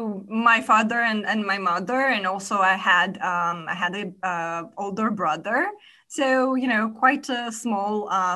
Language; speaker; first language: English; non-native, fluent; Romanian